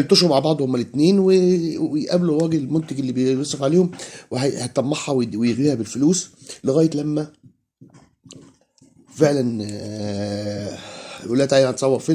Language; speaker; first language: Arabic; native; Arabic